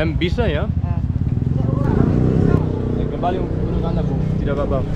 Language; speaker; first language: Indonesian; non-native, learner; German